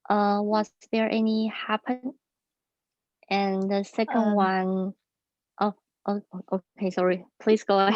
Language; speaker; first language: English; non-native, learner; Chinese